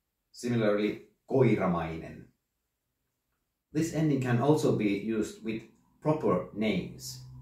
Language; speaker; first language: English; non-native, fluent; Finnish